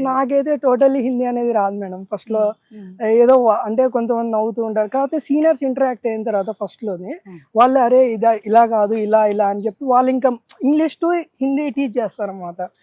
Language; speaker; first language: Telugu; native; Telugu